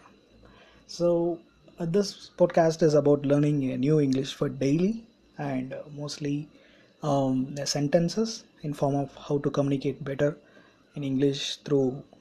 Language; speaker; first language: English; non-native, local second language; Tamil